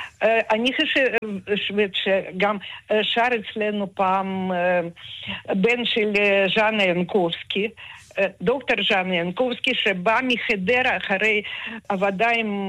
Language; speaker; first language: Hebrew; non-native, fluent; Russian